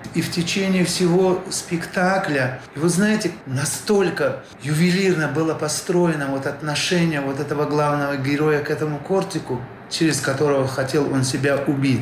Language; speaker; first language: Russian; non-native, local second language; Tajik